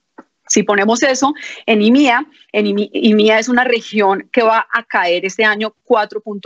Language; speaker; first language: Spanish; native; Spanish